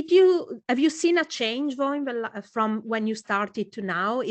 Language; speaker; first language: English; non-native, fluent; Italian